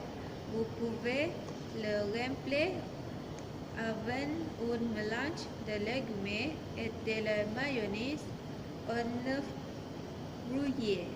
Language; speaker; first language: French; non-native, learner; Malay